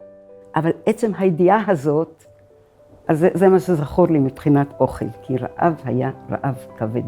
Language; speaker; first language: Hebrew; non-native, fluent; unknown